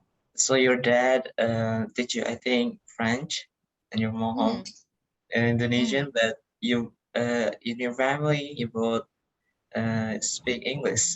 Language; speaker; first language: English; non-native, learner; Indonesian